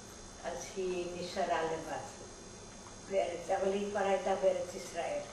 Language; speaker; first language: Hebrew; non-native, fluent; German